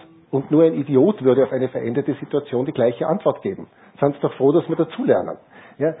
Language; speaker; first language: German; native; German